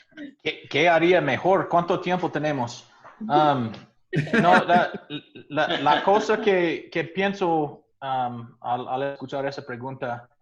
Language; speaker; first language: Spanish; non-native, fluent; English